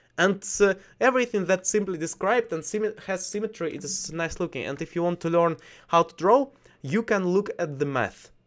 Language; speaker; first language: English; non-native, learner; Russian